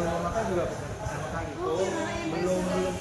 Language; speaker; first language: Indonesian; non-native, learner; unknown